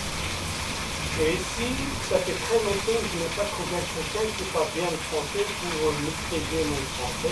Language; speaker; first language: French; non-native, local second language; Arabic